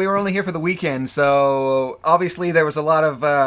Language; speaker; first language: English; native; English